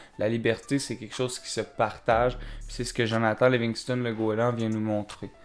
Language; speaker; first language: French; native; French